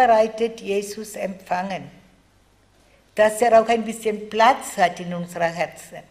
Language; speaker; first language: German; non-native, fluent; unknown